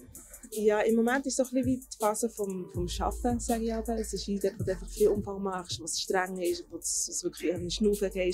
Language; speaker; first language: German; native; German